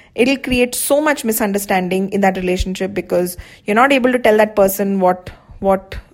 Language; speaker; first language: English; non-native, local second language; Hindi